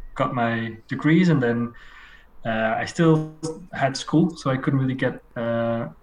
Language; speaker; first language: English; non-native, fluent; Dutch